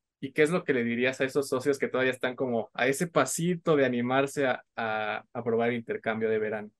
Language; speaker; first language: Spanish; native; Spanish